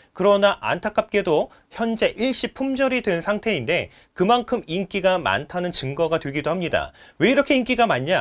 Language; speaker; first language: Korean; native; Korean